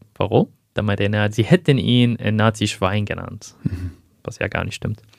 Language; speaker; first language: German; non-native, fluent; Arabic